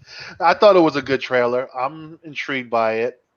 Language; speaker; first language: English; native; English